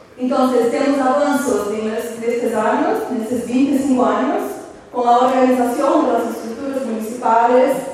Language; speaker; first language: Spanish; non-native, learner; Portuguese